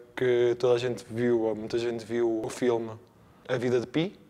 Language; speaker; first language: Portuguese; native; Portuguese